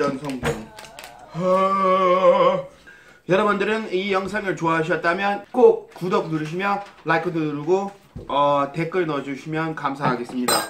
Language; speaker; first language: Korean; non-native, fluent; English